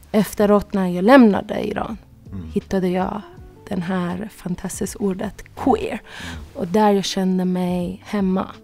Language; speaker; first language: Swedish; non-native, fluent; Persian